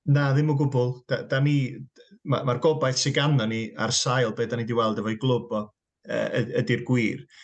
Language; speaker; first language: Welsh; native; Welsh